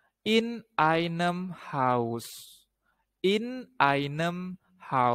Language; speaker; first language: German; non-native, learner; Indonesian